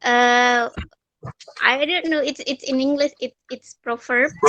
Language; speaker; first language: English; non-native, fluent; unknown